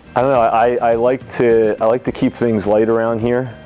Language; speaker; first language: English; native; English